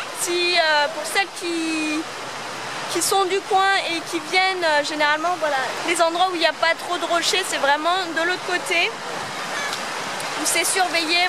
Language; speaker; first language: French; native; French